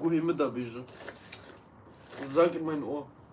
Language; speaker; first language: German; early bilingual, other home language; Kurdish